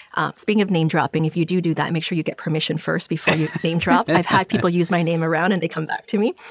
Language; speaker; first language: English; non-native, local second language; Cantonese